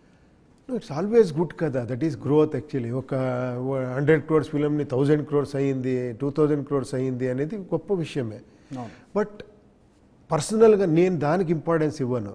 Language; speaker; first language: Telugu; non-native, learner; Kannada